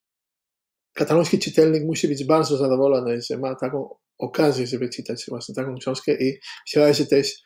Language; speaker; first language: Polish; non-native, fluent; Catalan